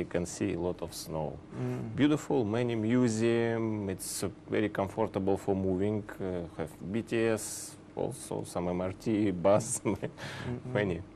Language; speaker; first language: English; non-native, learner; Russian